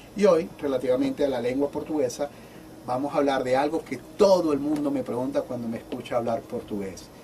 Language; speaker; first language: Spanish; native; Spanish